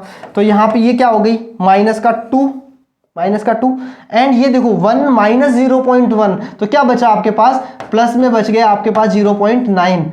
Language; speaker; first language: Hindi; native; Hindi